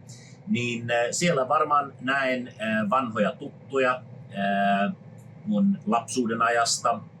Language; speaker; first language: Finnish; non-native, fluent; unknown